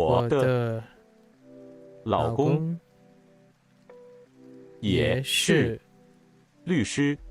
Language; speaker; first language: Chinese; non-native, learner; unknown